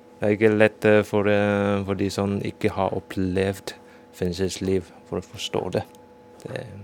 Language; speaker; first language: Norwegian; non-native, fluent; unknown